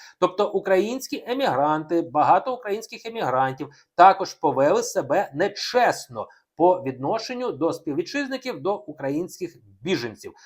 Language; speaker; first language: Ukrainian; non-native, local second language; Russian